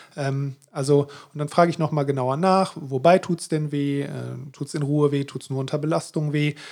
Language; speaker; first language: German; native; German